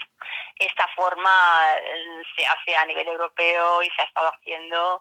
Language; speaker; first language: Spanish; native; Spanish